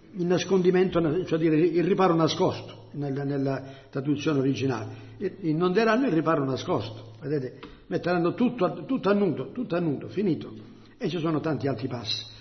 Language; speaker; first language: Italian; non-native, local second language; French